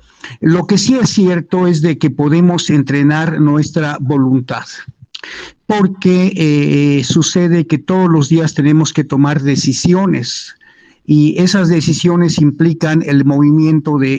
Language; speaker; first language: Spanish; native; Spanish